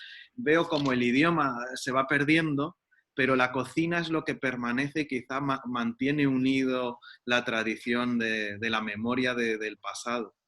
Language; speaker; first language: Spanish; native; Spanish